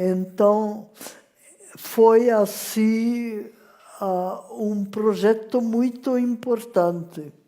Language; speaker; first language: Portuguese; non-native, fluent; French